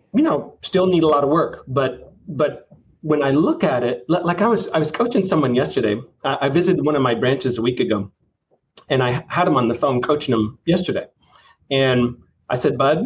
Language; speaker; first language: English; native; English